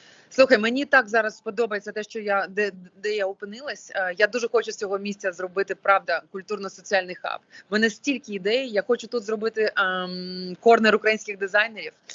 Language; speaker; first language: Ukrainian; non-native, local second language; Russian